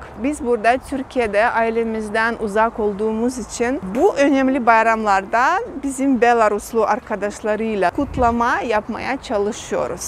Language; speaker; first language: Turkish; non-native, fluent; Russian